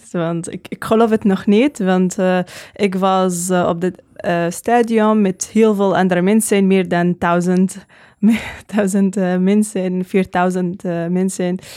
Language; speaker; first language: Dutch; non-native, learner; Arabic